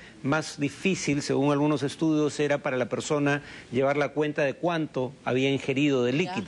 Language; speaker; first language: Spanish; native; Spanish